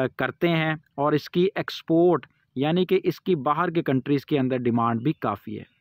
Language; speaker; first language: Urdu; non-native, local second language; Punjabi